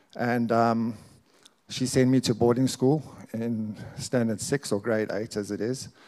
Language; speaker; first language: English; native; English